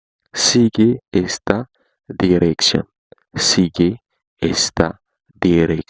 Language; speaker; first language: Spanish; non-native, learner; Haitian Creole